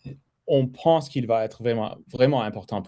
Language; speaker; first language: French; non-native, fluent; English